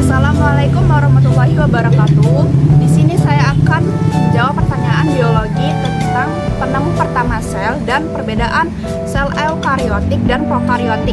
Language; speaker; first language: Indonesian; native; Indonesian